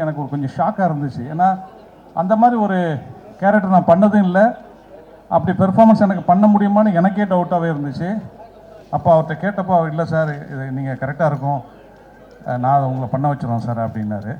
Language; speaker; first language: Tamil; native; Tamil